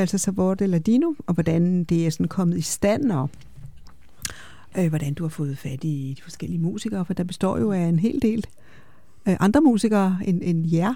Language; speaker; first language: Danish; native; Danish